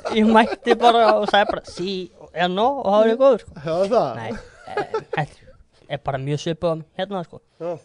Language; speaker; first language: Icelandic; native; Icelandic